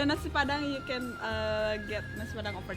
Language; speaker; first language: English; non-native, learner; Indonesian